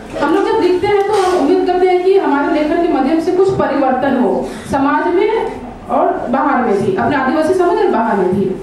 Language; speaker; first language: Hindi; non-native, local second language; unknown